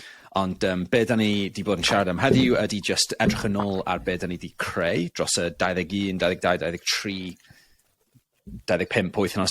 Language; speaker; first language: Welsh; non-native, local second language; English